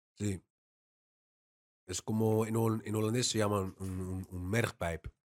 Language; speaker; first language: Spanish; non-native, learner; Dutch